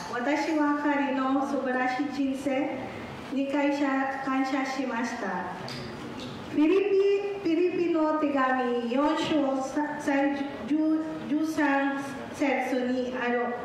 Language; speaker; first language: Japanese; non-native, learner; Filipino